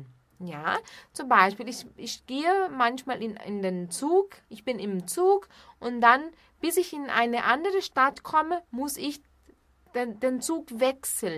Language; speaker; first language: German; non-native, fluent; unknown